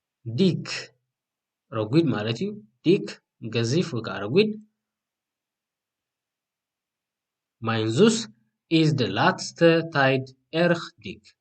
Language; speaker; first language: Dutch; non-native, fluent; Tigrinya